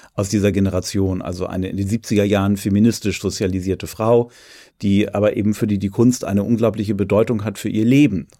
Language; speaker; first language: German; native; German